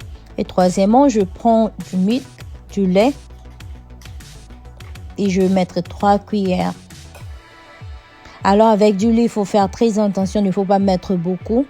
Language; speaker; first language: French; non-native, fluent; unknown